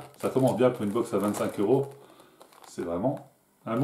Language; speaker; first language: French; native; French